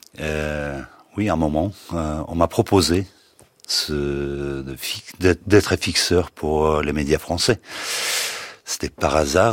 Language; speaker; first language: French; non-native, fluent; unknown